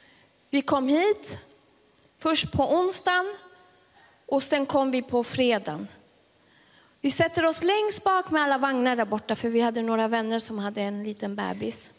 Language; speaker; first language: Swedish; early bilingual, other home language; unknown